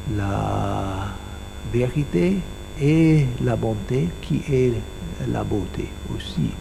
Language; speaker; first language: French; non-native, learner; English